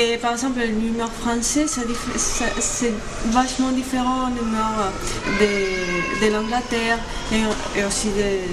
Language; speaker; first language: French; non-native, learner; Spanish